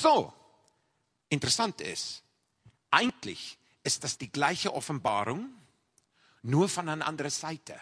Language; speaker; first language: German; non-native, fluent; English